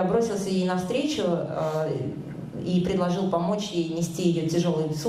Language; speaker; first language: Russian; native; Russian